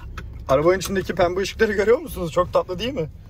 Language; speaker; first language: Turkish; native; Turkish